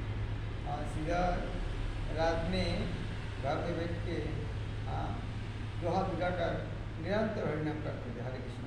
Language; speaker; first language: Hindi; non-native, local second language; Bangla